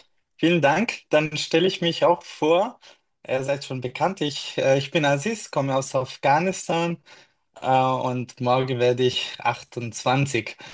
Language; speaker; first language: German; non-native, fluent; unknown